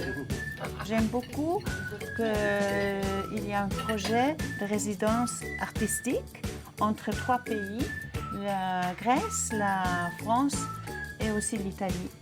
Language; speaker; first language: French; non-native, fluent; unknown